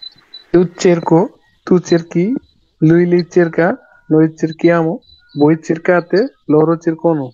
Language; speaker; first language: Italian; non-native, learner; Bangla